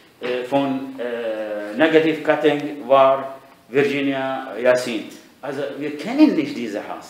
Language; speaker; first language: German; non-native, fluent; Arabic